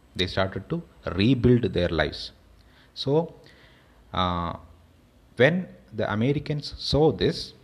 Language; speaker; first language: English; non-native, local second language; Malayalam